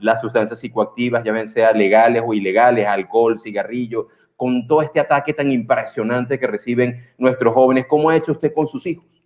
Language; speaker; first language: Spanish; native; Spanish